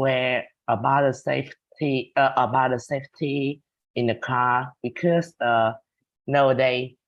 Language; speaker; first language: English; non-native, learner; Vietnamese